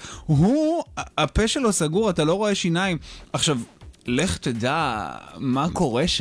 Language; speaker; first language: Hebrew; native; Hebrew